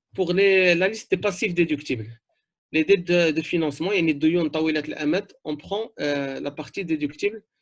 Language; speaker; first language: French; non-native, local second language; Arabic